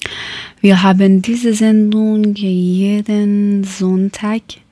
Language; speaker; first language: German; non-native, learner; Persian